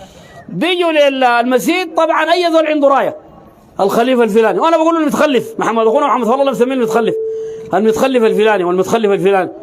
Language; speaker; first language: Arabic; native; Arabic